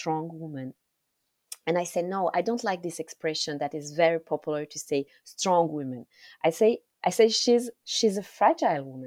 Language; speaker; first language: English; non-native, local second language; Kinyarwanda